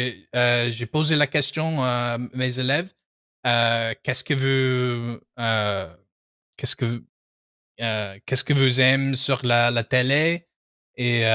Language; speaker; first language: French; non-native, fluent; English